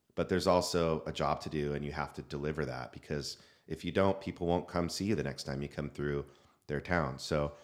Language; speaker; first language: English; native; English